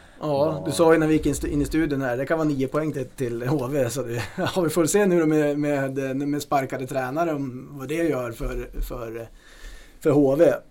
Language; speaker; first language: Swedish; native; Swedish